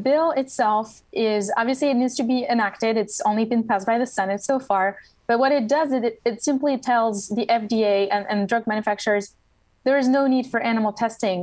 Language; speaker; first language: English; non-native, fluent; French